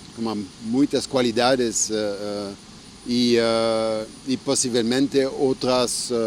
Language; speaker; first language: Portuguese; non-native, fluent; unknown